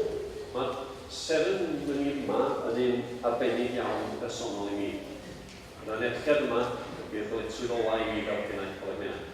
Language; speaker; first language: Welsh; native; Welsh